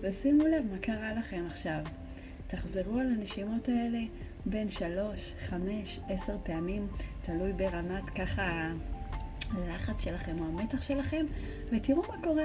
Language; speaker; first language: Hebrew; native; Hebrew